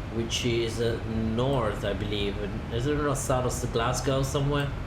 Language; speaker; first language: English; non-native, fluent; Italian